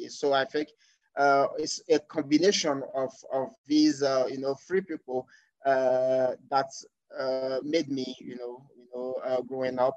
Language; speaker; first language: English; non-native, fluent; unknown